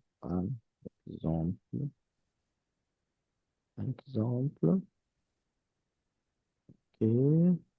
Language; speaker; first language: French; non-native, fluent; Portuguese